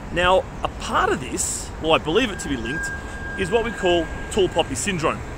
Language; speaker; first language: English; native; English